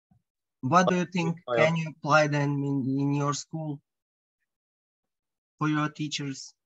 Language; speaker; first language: English; non-native, fluent; Croatian